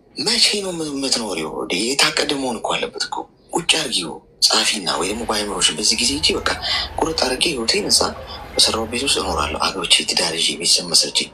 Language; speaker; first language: Amharic; native; Amharic